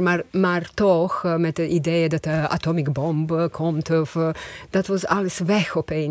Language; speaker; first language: Dutch; non-native, fluent; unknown